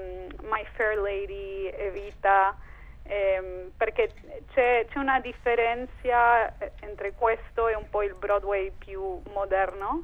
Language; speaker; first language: Italian; non-native, fluent; Spanish